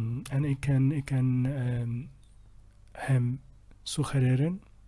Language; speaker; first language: Dutch; non-native, learner; Italian